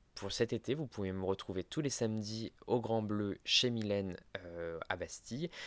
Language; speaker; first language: French; native; French